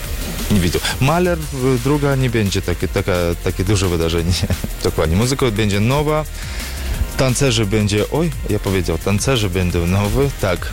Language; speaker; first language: Polish; non-native, learner; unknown